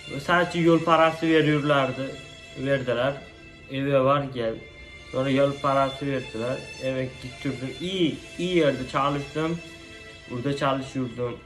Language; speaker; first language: Turkish; non-native, learner; Uzbek